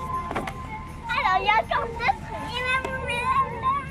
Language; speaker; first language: French; native; French